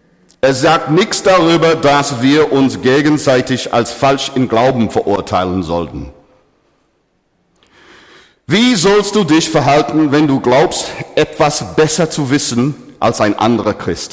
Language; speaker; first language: German; non-native, fluent; English